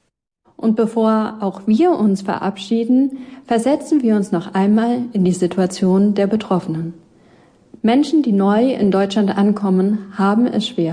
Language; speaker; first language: German; native; German